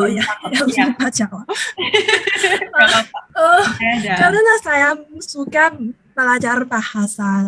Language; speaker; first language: Indonesian; non-native, learner; Chinese